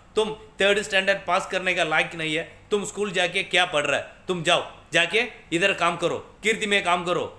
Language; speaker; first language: Hindi; non-native, local second language; Tamil